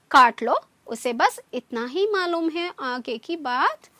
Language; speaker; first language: Hindi; non-native, local second language; Kannada